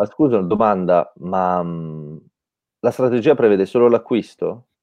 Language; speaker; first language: Italian; native; Italian